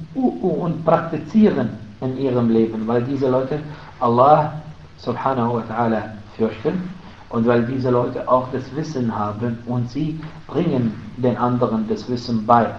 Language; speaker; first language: German; non-native, fluent; Arabic